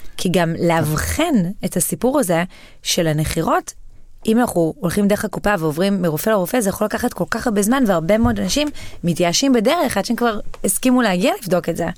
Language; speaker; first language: Hebrew; native; Hebrew